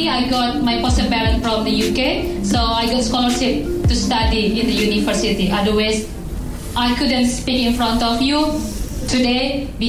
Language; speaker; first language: English; non-native, learner; Indonesian